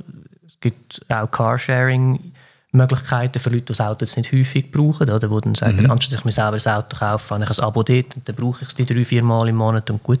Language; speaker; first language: German; native; German